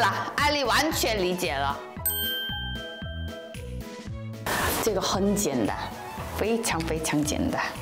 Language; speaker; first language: Chinese; non-native, learner; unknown